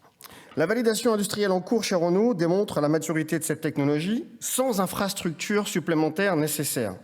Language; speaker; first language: French; native; French